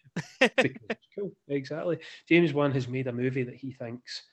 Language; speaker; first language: English; native; English